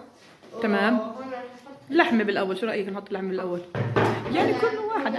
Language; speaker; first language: Arabic; native; Arabic